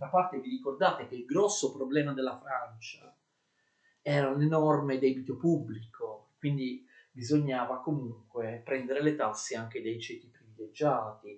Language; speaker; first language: Italian; native; Italian